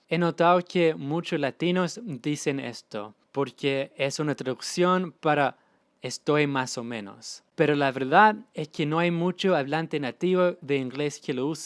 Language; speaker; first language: Spanish; non-native, fluent; English